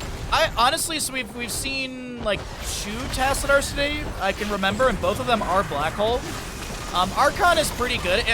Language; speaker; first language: English; native; English